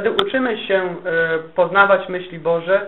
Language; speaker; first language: Polish; native; Polish